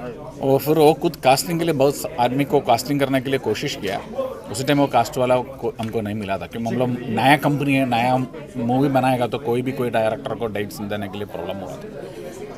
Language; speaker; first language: Hindi; non-native, local second language; Malayalam